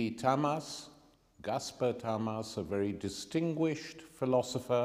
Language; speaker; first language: English; native; English